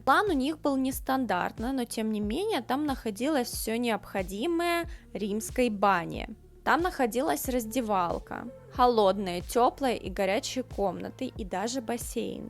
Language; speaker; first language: Russian; native; Russian